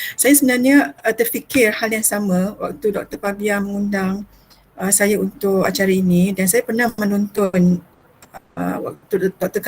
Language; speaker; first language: Malay; native; Malay